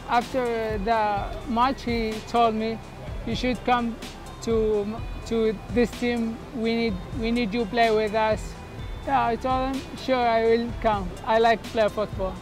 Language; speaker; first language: English; non-native, learner; Arabic